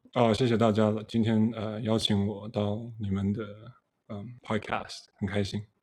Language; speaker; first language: Chinese; early bilingual, heritage; Chinese